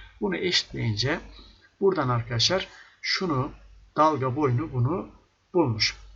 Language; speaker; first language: Turkish; native; Turkish